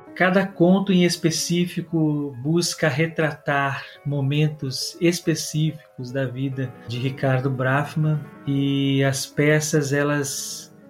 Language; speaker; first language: Portuguese; native; Portuguese